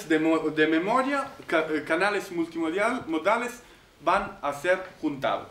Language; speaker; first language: Spanish; non-native, fluent; Italian